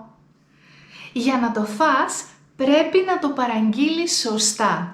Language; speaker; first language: Greek; native; Greek